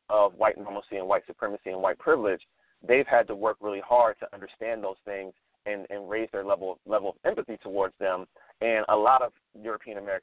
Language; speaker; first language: English; native; English